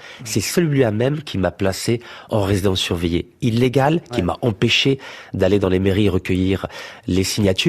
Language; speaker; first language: French; native; French